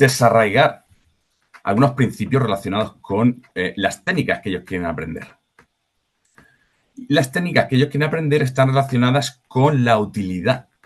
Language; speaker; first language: Spanish; native; Spanish